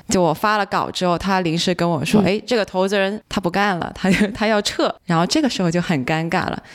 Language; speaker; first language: Chinese; non-native, local second language; Cantonese